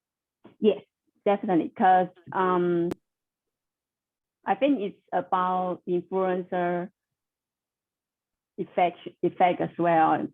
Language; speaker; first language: English; non-native, learner; Chinese